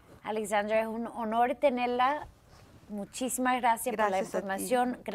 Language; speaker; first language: Spanish; early bilingual, heritage; Spanish